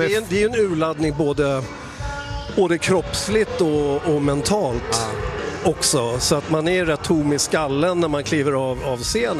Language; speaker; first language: Swedish; native; Swedish